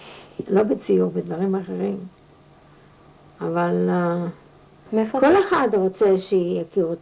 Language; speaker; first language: Hebrew; non-native, fluent; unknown